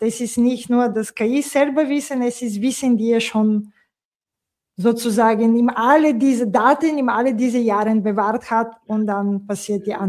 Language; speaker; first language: German; non-native, fluent; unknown